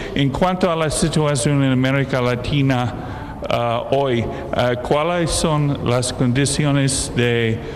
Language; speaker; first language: Spanish; non-native, fluent; English